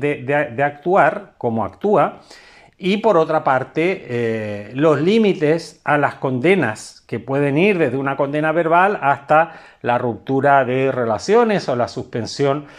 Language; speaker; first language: Spanish; native; Spanish